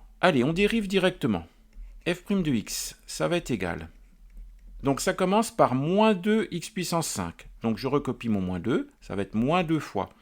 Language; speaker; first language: French; native; French